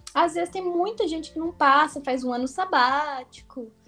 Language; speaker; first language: Portuguese; native; Portuguese